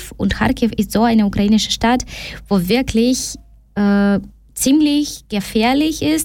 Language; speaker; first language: German; non-native, fluent; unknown